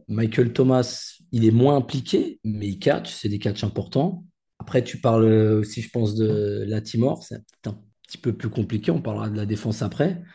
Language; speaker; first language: French; native; French